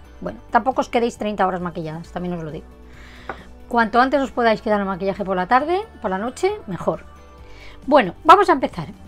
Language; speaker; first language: Spanish; native; Spanish